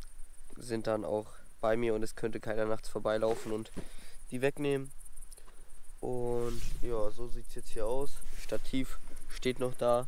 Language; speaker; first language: German; native; German